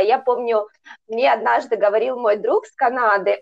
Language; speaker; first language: Russian; native; Russian